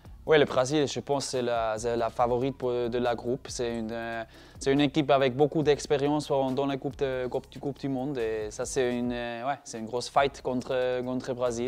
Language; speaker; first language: French; non-native, learner; German